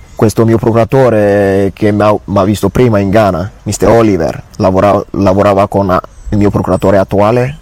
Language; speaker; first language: Italian; non-native, fluent; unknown